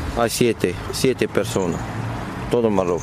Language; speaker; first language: Spanish; non-native, learner; Arabic